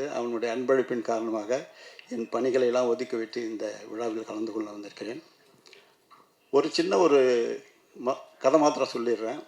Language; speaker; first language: Tamil; native; Tamil